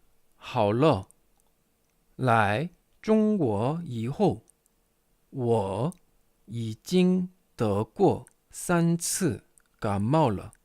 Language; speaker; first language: Chinese; non-native, fluent; Korean